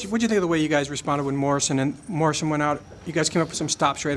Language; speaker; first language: English; native; English